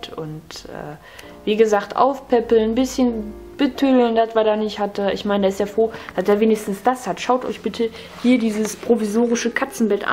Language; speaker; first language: German; native; German